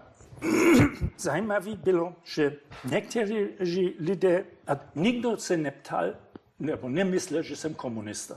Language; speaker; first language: Czech; non-native, fluent; German